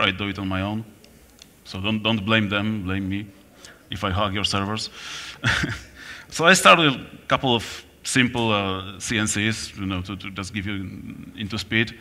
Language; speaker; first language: English; non-native, fluent; Polish